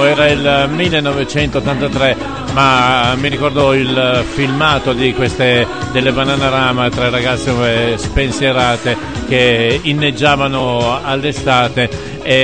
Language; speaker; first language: Italian; native; Italian